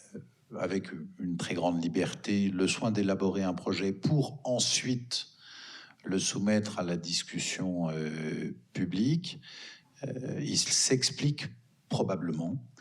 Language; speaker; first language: French; native; French